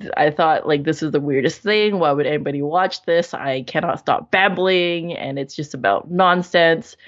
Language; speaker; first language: English; native; English